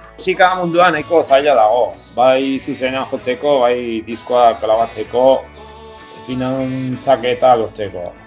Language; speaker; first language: Basque; non-native, local second language; Spanish